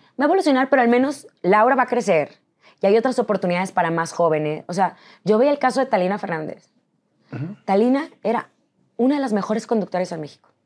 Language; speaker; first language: Spanish; native; Spanish